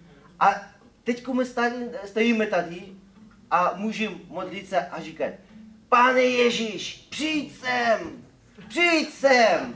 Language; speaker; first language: Czech; non-native, fluent; Ukrainian